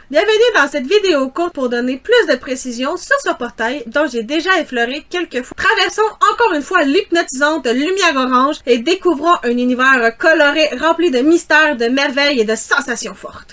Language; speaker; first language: French; native; French